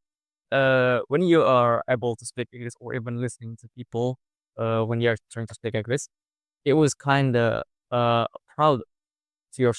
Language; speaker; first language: English; non-native, fluent; Indonesian